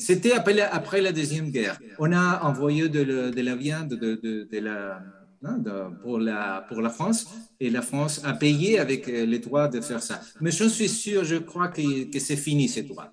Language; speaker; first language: French; non-native, fluent; Spanish